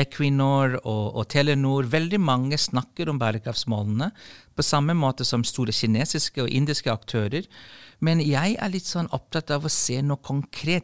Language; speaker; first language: Norwegian; non-native, fluent; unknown